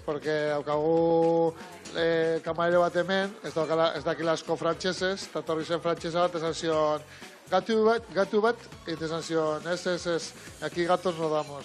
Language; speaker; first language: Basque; non-native, local second language; Spanish